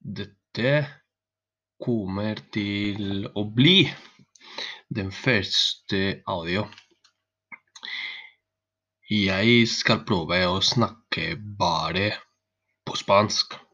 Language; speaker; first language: Norwegian; non-native, learner; Spanish